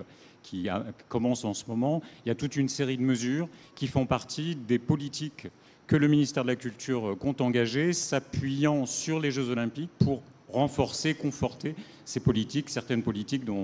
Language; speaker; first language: French; native; French